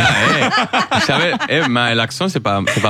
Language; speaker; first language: French; non-native, learner; Spanish